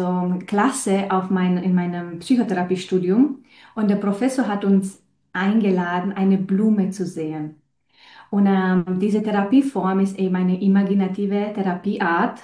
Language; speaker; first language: German; non-native, fluent; Romanian